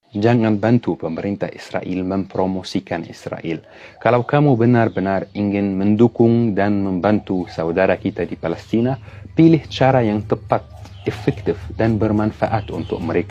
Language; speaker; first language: Indonesian; non-native, fluent; Arabic